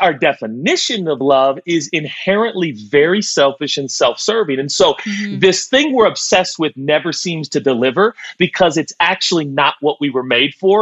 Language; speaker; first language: English; native; English